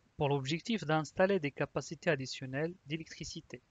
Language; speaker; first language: French; non-native, local second language; Arabic